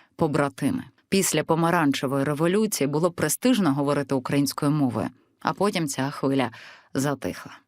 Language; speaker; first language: Ukrainian; native; Ukrainian